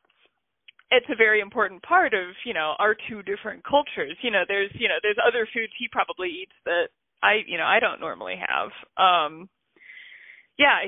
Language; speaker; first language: English; native; English